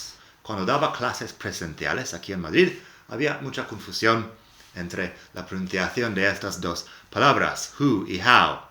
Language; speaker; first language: Spanish; non-native, fluent; English